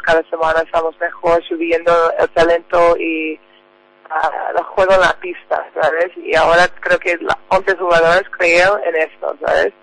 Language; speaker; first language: Spanish; non-native, learner; English